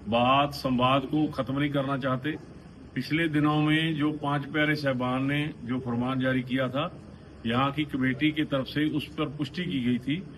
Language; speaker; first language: Hindi; non-native, local second language; Punjabi